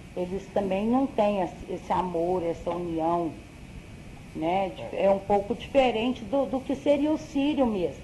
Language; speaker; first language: Portuguese; native; Portuguese